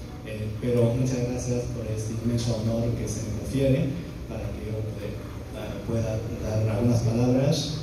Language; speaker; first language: Spanish; non-native, fluent; Chinese